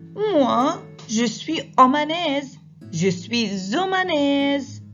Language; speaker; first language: French; non-native, fluent; Arabic